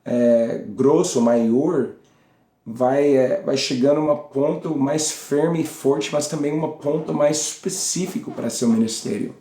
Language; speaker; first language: Portuguese; non-native, learner; English